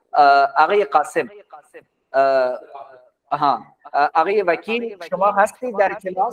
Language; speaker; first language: Persian; non-native, fluent; Urdu